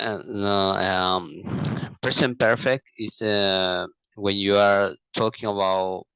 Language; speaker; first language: English; non-native, learner; Portuguese